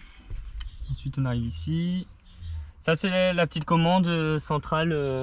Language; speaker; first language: French; native; French